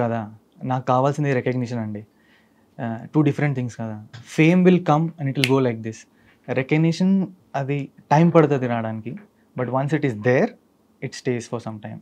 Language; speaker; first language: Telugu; non-native, fluent; Malayalam